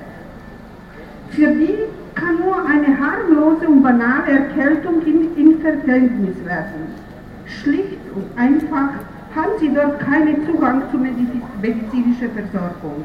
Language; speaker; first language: German; non-native, fluent; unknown